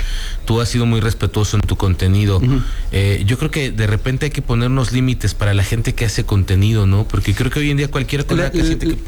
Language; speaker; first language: Spanish; native; Spanish